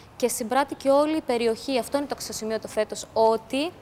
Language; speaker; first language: Greek; native; Greek